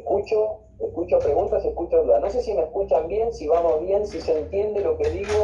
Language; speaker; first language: Spanish; native; Spanish